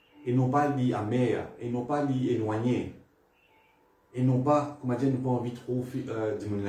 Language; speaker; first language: French; non-native, local second language; Morisyen